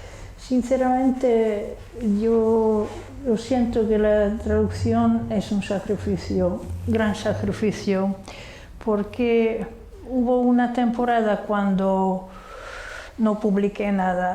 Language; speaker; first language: Spanish; non-native, fluent; Hungarian